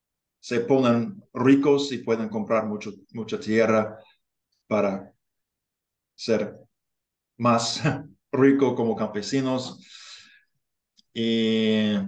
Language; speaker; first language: Spanish; non-native, learner; English